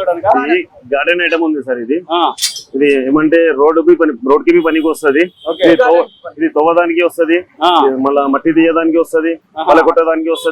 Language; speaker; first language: Telugu; non-native, local second language; Urdu